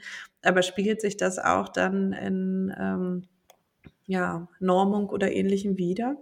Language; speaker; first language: German; native; German